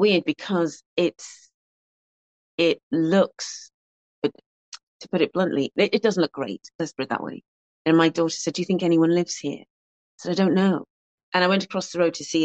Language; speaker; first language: English; native; English